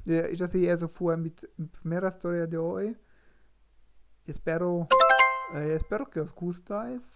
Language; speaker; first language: Spanish; non-native, learner; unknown